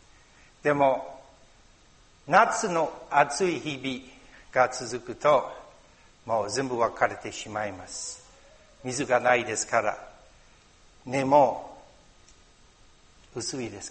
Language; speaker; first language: Japanese; non-native, learner; English